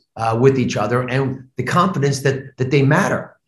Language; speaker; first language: English; native; English